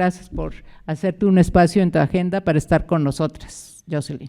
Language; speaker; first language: Spanish; native; Spanish